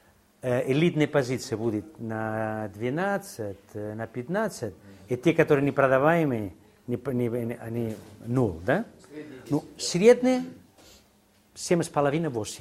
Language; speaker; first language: Russian; non-native, fluent; Spanish